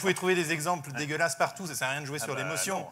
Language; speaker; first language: French; native; French